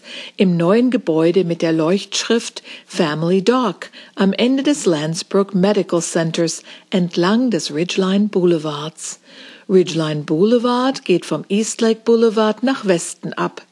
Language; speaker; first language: German; native; German